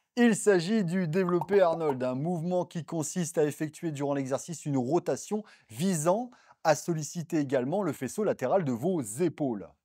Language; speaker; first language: French; native; French